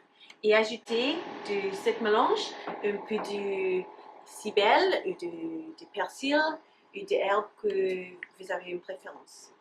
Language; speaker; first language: French; non-native, learner; English